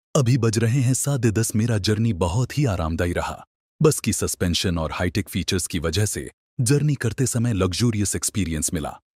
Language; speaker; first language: Hindi; non-native, local second language; Marathi